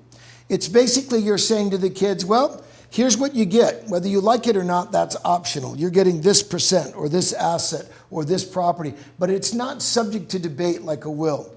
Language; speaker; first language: English; native; English